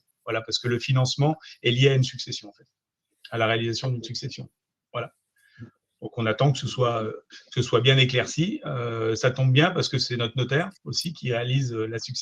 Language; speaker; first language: French; native; French